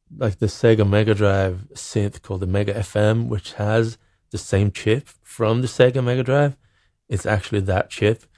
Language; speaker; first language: English; non-native, fluent; Swedish